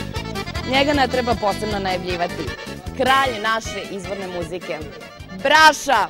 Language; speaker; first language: Serbian; native; Serbian